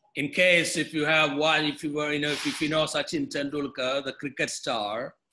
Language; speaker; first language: English; non-native, local second language; Malayalam